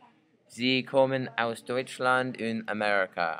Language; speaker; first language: German; non-native, learner; English